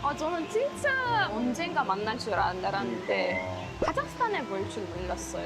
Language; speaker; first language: Korean; non-native, fluent; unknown